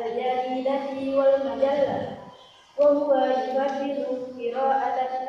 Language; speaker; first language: Arabic; non-native, learner; Indonesian